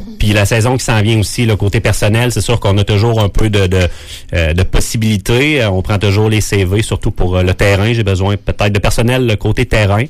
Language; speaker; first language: French; native; French